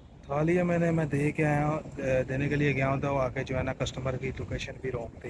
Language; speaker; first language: Urdu; non-native, local second language; Punjabi